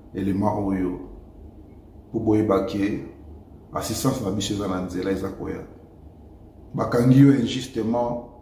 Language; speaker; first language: Lingala; native; Lingala